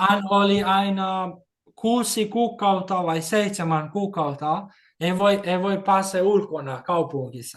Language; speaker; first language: Finnish; non-native, learner; Albanian